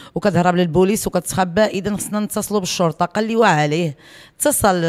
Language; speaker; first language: Arabic; native; Arabic